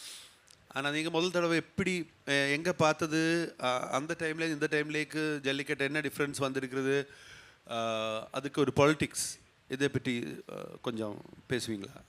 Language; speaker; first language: Tamil; non-native, learner; Malayalam